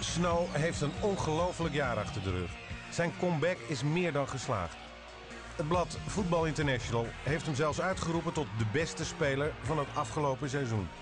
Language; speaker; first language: Dutch; native; Dutch